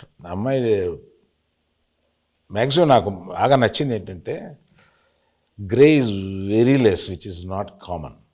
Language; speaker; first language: Telugu; native; Telugu